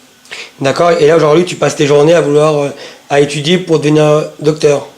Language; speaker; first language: French; native; French